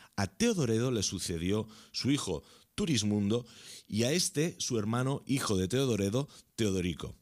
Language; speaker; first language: Spanish; non-native, local second language; Catalan